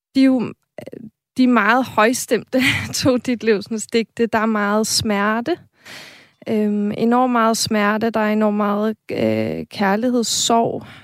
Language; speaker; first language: Danish; native; Danish